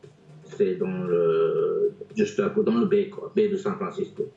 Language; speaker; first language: French; non-native, fluent; Japanese